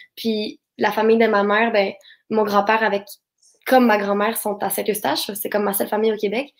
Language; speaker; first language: French; native; French